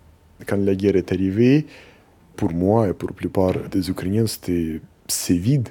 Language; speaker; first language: French; non-native, fluent; Russian